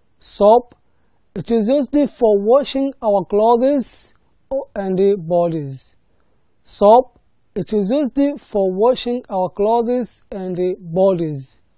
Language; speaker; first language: English; non-native, local second language; Swahili